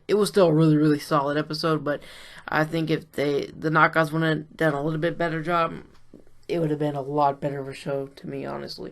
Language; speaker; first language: English; native; English